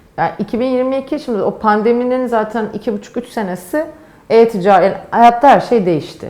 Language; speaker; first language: Turkish; native; Turkish